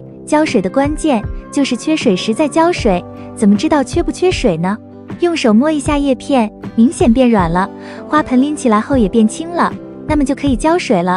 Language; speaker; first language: Chinese; native; Chinese